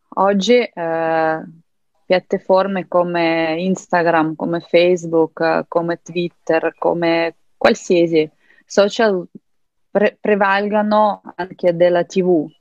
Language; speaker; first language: Italian; non-native, fluent; Ukrainian